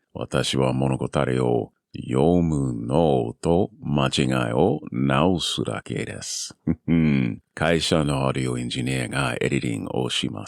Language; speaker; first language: Japanese; non-native, learner; English